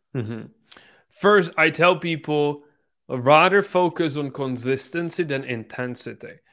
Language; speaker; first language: English; non-native, fluent; Czech